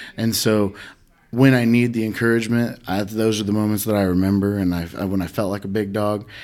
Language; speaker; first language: English; native; English